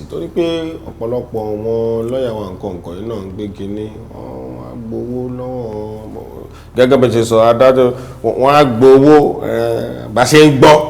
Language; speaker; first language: Yoruba; native; Yoruba